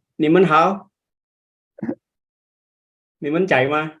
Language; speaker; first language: Chinese; non-native, learner; Indonesian